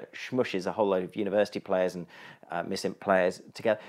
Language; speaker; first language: English; native; English